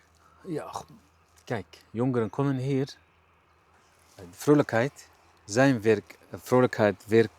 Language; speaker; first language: Dutch; non-native, learner; Arabic